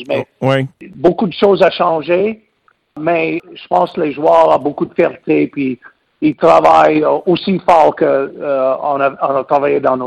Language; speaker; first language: French; non-native, local second language; English